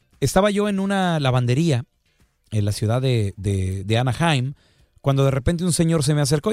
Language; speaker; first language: Spanish; native; Spanish